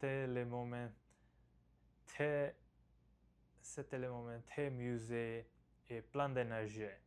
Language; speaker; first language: French; non-native, learner; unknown